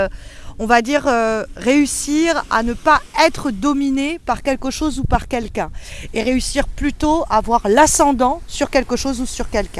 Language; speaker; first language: French; native; French